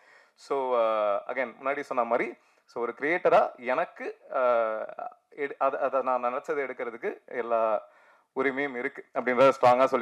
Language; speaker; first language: Tamil; native; Tamil